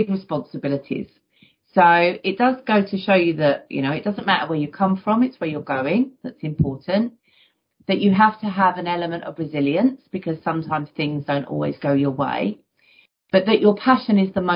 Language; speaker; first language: English; native; English